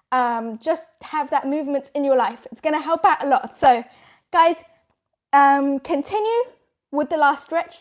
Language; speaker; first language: English; native; English